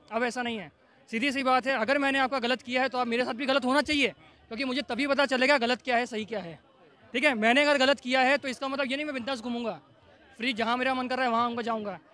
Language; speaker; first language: Hindi; non-native, local second language; Gujarati